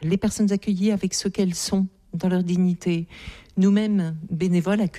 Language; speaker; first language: French; native; French